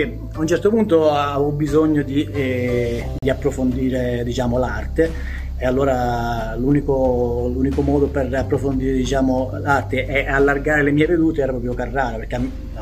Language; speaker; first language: Italian; native; Italian